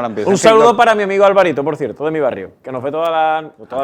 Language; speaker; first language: Spanish; native; Spanish